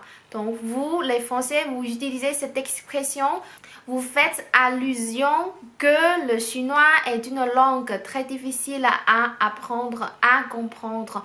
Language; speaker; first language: French; non-native, fluent; Chinese